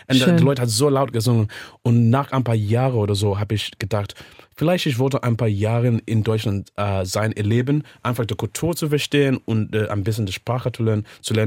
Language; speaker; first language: German; non-native, learner; English